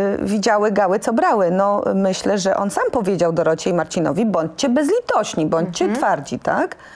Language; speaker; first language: Polish; native; Polish